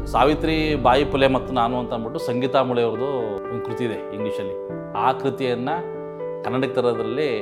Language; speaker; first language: Kannada; native; Kannada